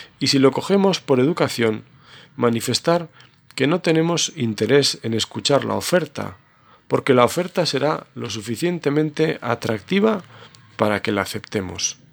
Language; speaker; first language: Spanish; native; Spanish